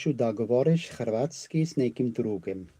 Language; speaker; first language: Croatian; non-native, learner; English